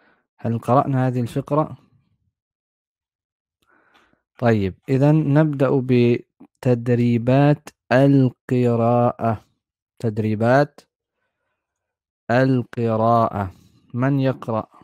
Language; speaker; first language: Arabic; non-native, fluent; German